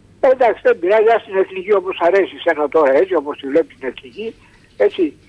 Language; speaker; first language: Greek; native; Greek